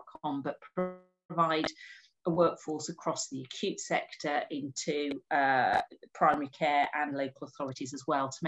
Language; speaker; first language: English; native; English